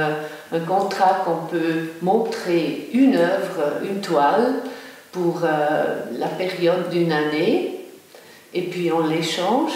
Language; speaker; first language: French; non-native, local second language; German